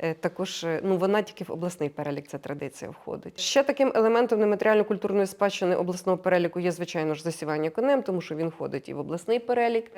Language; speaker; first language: Ukrainian; native; Ukrainian